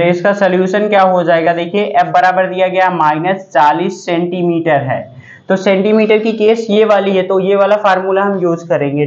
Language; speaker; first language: Hindi; native; Hindi